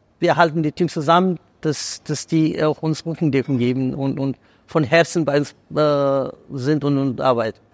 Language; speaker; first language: German; non-native, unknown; Persian